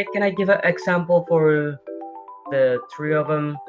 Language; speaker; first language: English; non-native, learner; Indonesian